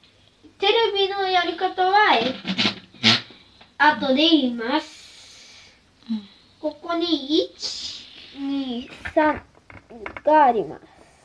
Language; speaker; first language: Japanese; early bilingual, other home language; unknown